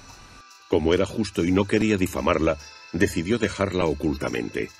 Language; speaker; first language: Spanish; native; Spanish